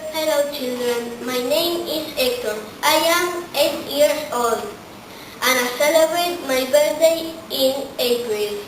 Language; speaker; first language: English; non-native, learner; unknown